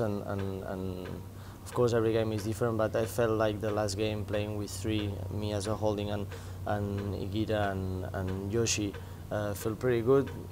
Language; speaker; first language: English; non-native, fluent; Spanish